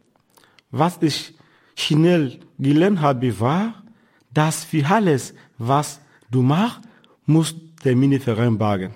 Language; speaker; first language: German; non-native, fluent; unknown